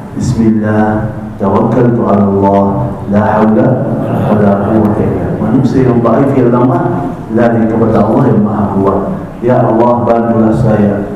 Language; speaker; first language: Malay; non-native, fluent; Arabic